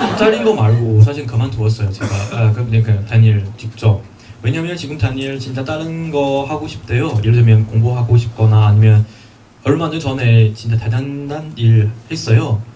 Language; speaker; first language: Korean; non-native, fluent; Chinese